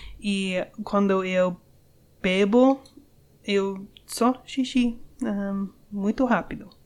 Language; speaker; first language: Portuguese; non-native, learner; English